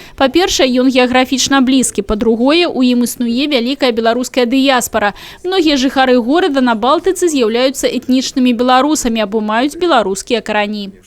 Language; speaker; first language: Belarusian; native; Belarusian